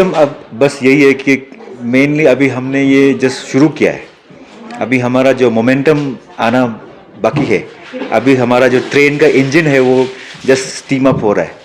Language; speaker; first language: Hindi; non-native, local second language; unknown